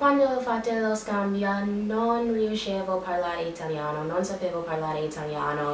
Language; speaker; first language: Italian; non-native, learner; English